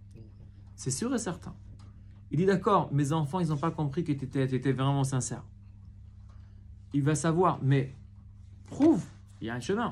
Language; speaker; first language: French; non-native, fluent; Hebrew